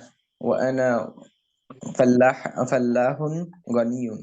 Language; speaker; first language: Arabic; non-native, learner; Bangla